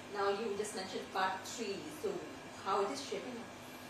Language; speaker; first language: English; non-native, local second language; Hindi